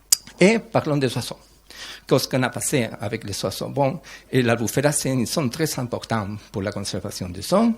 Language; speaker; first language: French; non-native, learner; Spanish